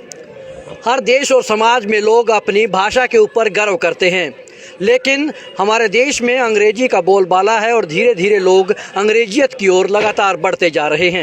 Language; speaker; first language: Hindi; native; Hindi